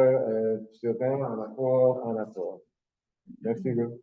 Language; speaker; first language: French; native; French